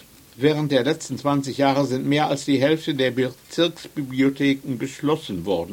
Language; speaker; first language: German; native; German